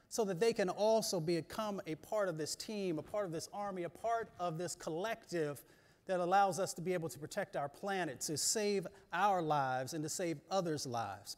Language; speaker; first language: English; native; English